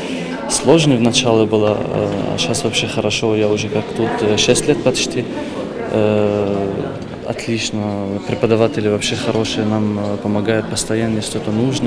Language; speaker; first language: Russian; non-native, fluent; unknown